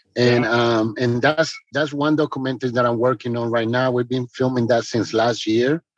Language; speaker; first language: English; non-native, fluent; Spanish